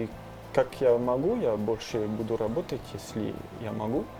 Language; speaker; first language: Russian; non-native, learner; French